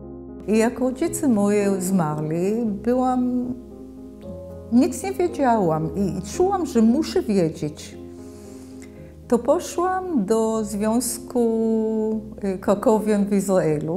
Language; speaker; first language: Polish; early bilingual, heritage; Polish